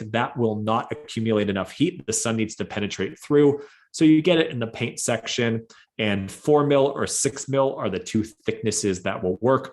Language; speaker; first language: English; native; English